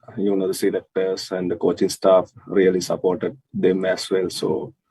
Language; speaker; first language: English; non-native, local second language; Sinhala